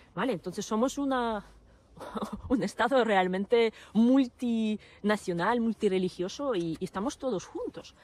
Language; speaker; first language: Spanish; non-native, fluent; Ukrainian